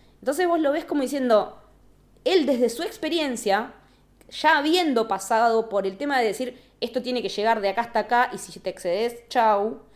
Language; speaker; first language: Spanish; native; Spanish